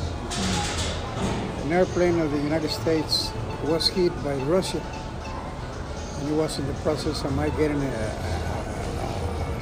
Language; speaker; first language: English; non-native, fluent; Spanish